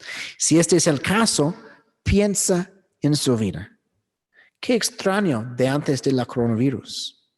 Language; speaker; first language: Spanish; non-native, learner; English